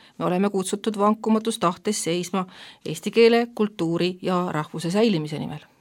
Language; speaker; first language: Estonian; native; Estonian